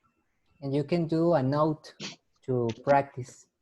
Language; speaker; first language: English; non-native, learner; Spanish